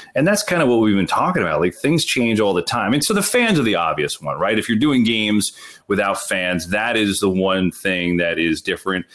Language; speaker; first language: English; native; English